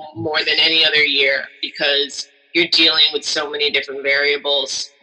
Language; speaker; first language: English; native; English